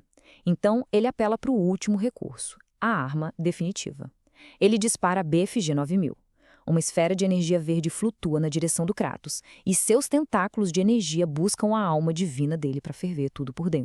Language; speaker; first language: Portuguese; native; Portuguese